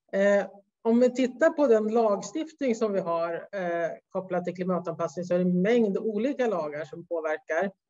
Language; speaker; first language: Swedish; native; Swedish